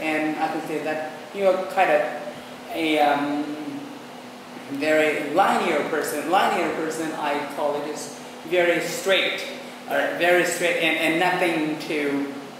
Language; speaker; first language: English; non-native, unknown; Vietnamese